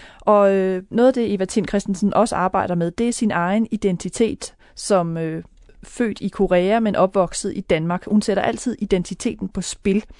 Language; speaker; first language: Danish; native; Danish